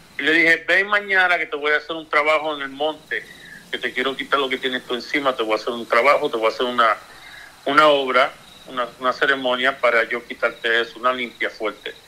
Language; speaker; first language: Spanish; early bilingual, heritage; Spanish